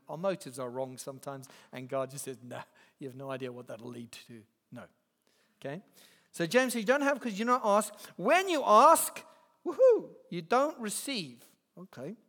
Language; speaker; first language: English; native; English